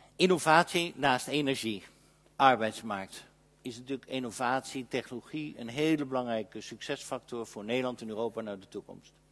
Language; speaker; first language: Dutch; native; Dutch